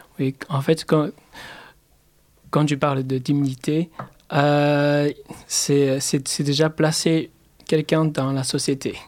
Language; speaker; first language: French; non-native, fluent; Chinese